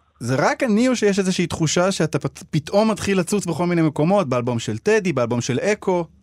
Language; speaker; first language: Hebrew; native; Hebrew